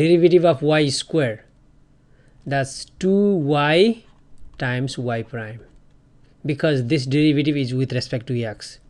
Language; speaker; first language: English; non-native, fluent; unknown